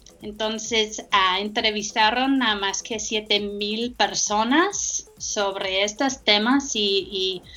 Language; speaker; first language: Spanish; non-native, fluent; English